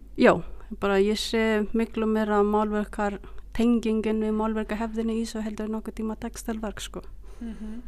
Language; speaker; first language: Icelandic; early bilingual, other home language; Filipino